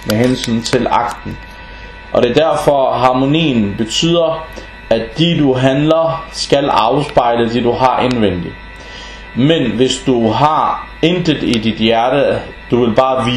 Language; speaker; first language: Danish; early bilingual, other home language; Arabic